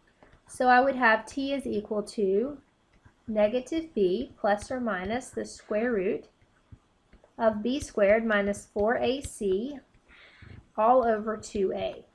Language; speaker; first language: English; native; English